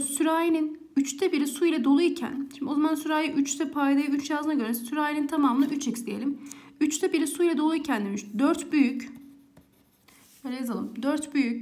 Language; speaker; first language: Turkish; native; Turkish